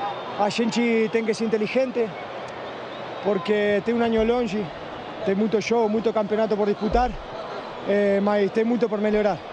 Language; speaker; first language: Portuguese; non-native, learner; Spanish